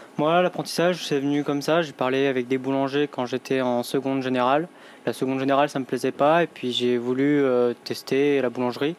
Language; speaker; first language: French; native; French